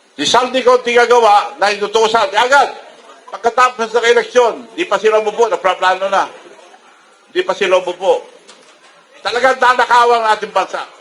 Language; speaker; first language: Filipino; non-native, local second language; Iloko